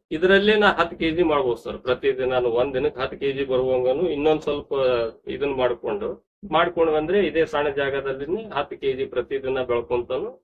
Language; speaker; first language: Kannada; non-native, local second language; Telugu